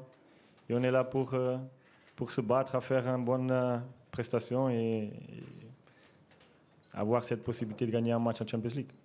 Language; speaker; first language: French; non-native, fluent; Portuguese